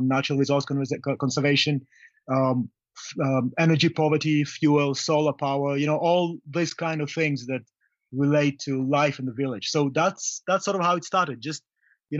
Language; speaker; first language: English; non-native, local second language; Luyia